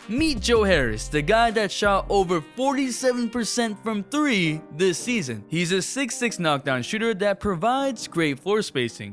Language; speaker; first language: English; native; English